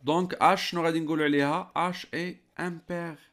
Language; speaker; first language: French; non-native, local second language; Arabic